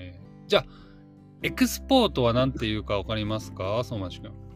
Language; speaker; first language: Japanese; native; Japanese